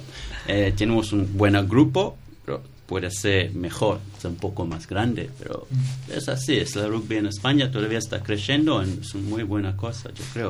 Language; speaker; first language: Spanish; non-native, learner; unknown